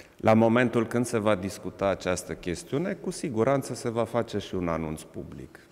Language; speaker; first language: Romanian; non-native, local second language; German